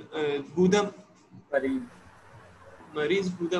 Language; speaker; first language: Persian; non-native, learner; Urdu